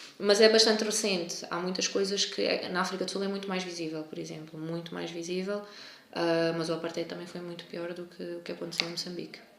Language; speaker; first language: Portuguese; native; Portuguese